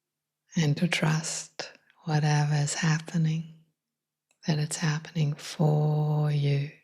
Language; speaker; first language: English; non-native, fluent; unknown